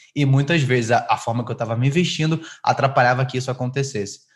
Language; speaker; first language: Portuguese; native; Portuguese